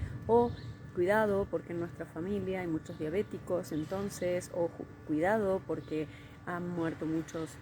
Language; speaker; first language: Spanish; native; Spanish